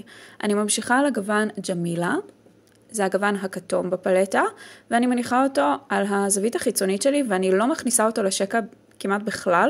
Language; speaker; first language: Hebrew; native; Hebrew